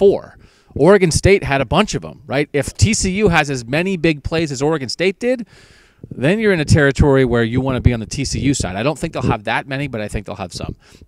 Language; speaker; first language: English; native; English